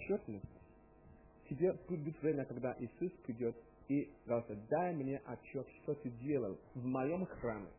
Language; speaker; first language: Russian; non-native, learner; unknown